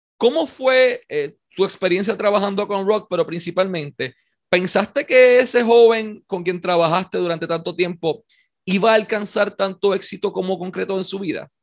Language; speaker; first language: Spanish; native; Spanish